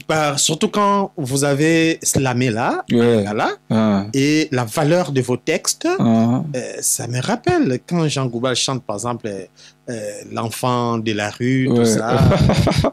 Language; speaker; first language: French; non-native, local second language; Lingala